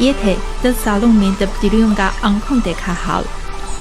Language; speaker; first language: Urdu; non-native, fluent; Chinese